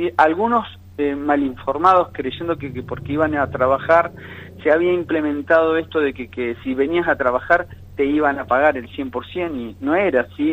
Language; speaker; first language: Spanish; native; Spanish